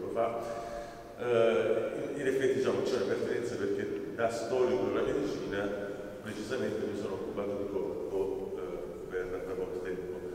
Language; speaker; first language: Italian; native; Italian